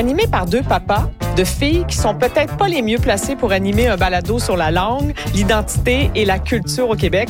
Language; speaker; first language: French; native; French